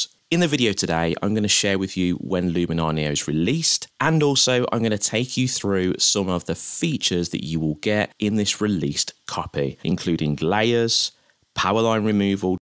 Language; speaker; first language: English; native; English